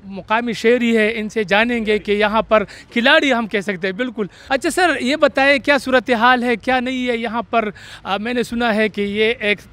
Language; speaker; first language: Urdu; non-native, local second language; Pashto